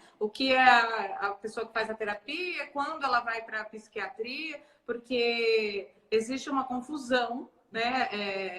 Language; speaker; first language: Portuguese; native; Portuguese